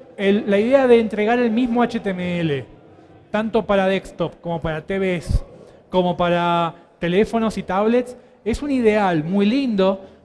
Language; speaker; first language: Spanish; native; Spanish